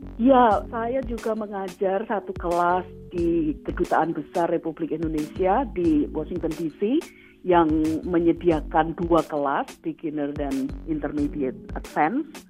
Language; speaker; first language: Indonesian; native; Indonesian